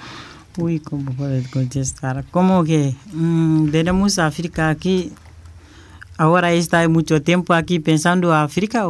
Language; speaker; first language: Spanish; non-native, learner; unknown